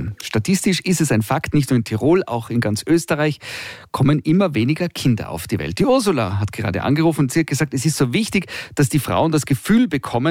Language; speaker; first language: German; native; German